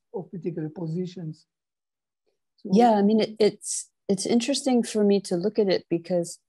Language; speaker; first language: English; native; English